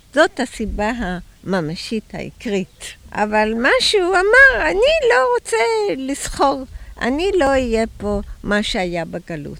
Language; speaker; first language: Hebrew; early bilingual, other home language; German